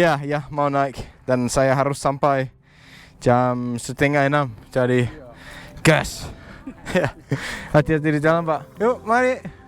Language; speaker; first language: Indonesian; non-native, learner; English